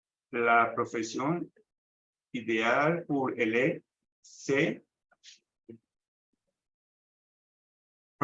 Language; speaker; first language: French; non-native, learner; Spanish